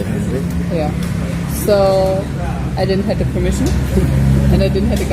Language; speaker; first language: English; non-native, fluent; German